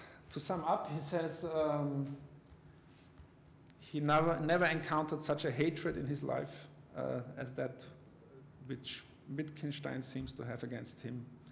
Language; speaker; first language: English; non-native, fluent; German